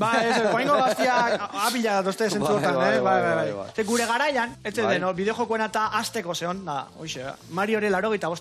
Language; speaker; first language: Basque; native; Basque